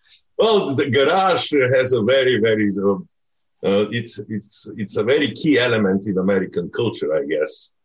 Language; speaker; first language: English; non-native, fluent; Bulgarian